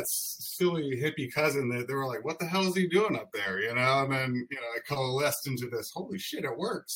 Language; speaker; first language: English; native; English